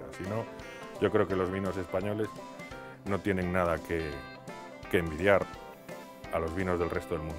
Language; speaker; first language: Spanish; native; Spanish